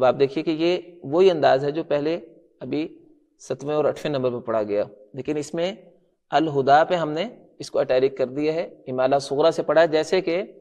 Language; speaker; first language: Urdu; non-native, local second language; Punjabi